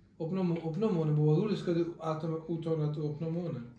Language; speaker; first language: Swedish; early bilingual, other home language; Turkish